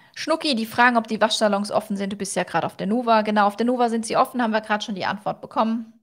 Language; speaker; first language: German; native; German